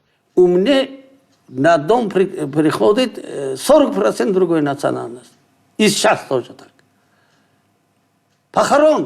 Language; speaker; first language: Russian; non-native, local second language; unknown